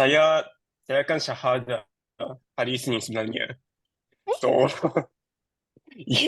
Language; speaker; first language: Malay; non-native, learner; Japanese